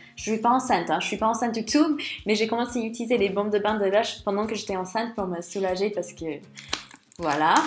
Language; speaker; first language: French; non-native, fluent; English